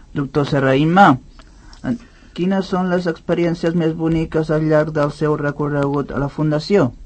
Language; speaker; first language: Catalan; native; Catalan